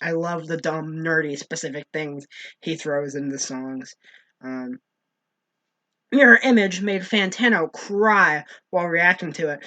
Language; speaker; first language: English; native; English